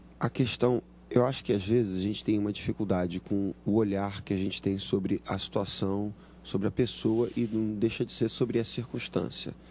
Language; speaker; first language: Portuguese; native; Portuguese